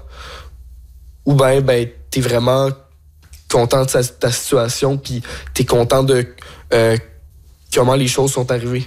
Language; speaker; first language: French; native; French